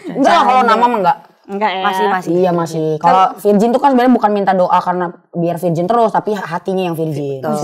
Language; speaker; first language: Indonesian; native; Indonesian